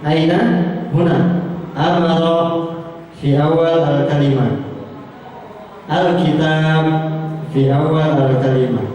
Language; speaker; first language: Arabic; non-native, fluent; Indonesian